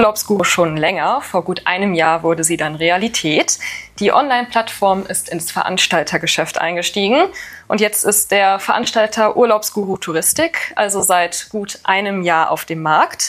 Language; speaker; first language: German; native; German